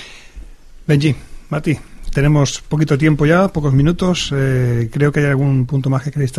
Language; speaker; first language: Spanish; native; Spanish